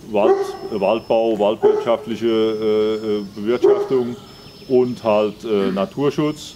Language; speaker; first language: German; native; German